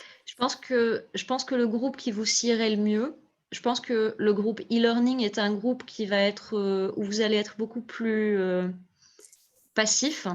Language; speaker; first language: French; non-native, local second language; Arabic